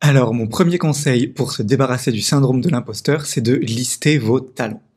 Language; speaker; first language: French; native; French